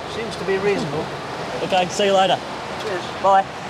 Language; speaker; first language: English; native; English